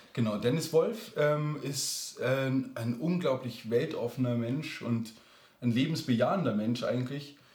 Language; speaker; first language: German; native; German